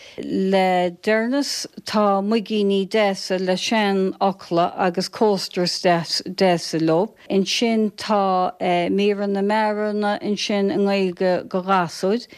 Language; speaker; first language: Irish; native; Irish